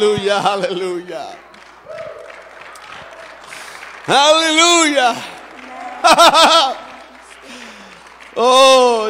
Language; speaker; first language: English; non-native, fluent; Spanish